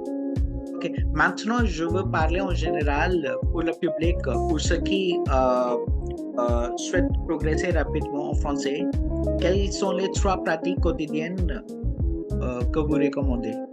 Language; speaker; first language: French; non-native, local second language; Hindi